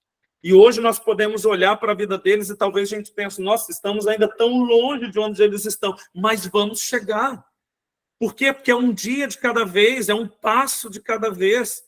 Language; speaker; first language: Portuguese; native; Portuguese